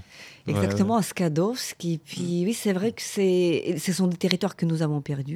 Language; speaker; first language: French; non-native, fluent; Ukrainian